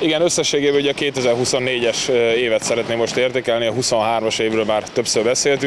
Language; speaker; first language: Hungarian; native; Hungarian